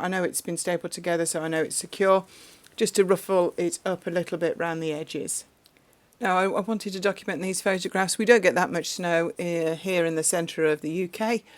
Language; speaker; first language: English; native; English